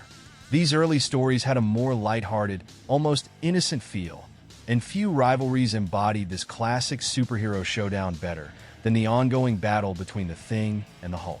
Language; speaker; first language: English; native; English